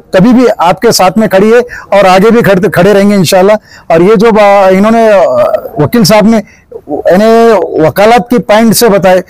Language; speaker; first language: Hindi; non-native, local second language; Urdu